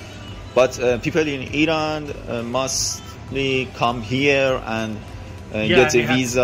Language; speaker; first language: English; non-native, learner; Persian